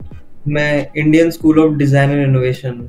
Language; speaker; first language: Hindi; native; Hindi